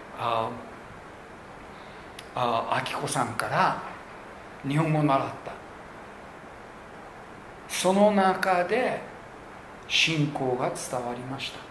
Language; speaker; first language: Japanese; non-native, local second language; English